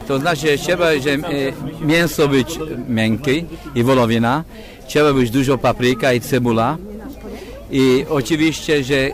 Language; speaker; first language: Polish; non-native, learner; Hungarian